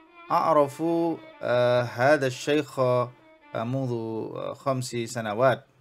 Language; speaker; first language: Arabic; non-native, fluent; Indonesian